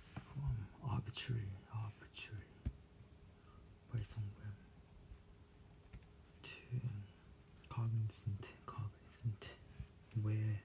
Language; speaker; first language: English; non-native, fluent; Japanese